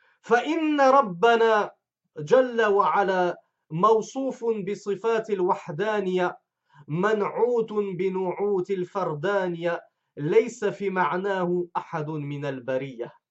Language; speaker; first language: Arabic; non-native, fluent; French